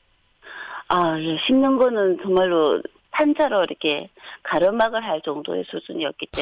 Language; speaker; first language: Korean; native; Korean